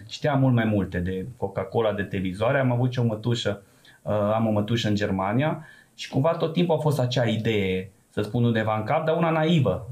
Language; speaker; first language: Romanian; non-native, local second language; Serbian